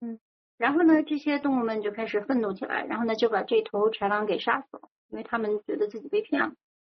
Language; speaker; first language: Chinese; native; Chinese